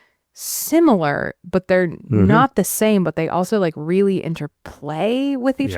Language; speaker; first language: English; native; English